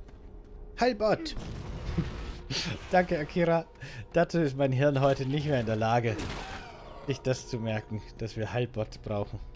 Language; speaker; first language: German; native; German